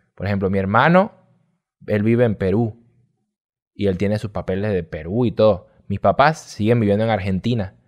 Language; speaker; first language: Spanish; native; Spanish